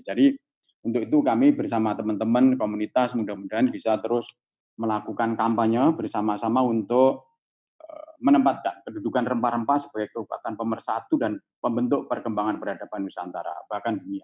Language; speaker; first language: Indonesian; native; Indonesian